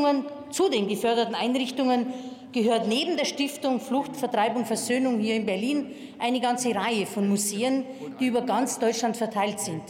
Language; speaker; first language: German; native; German